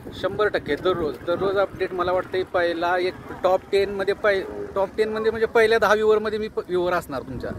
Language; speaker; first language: Marathi; native; Marathi